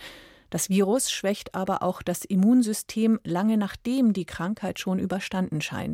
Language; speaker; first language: German; native; German